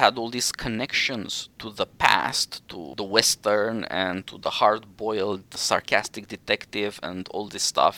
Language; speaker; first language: English; non-native, fluent; Romanian